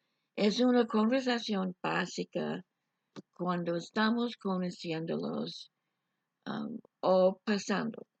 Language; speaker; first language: Spanish; non-native, fluent; English